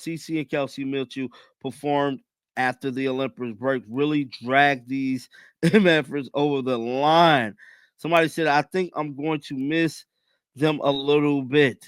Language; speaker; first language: English; native; English